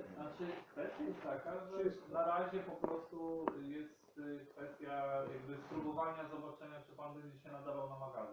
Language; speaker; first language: Polish; native; Polish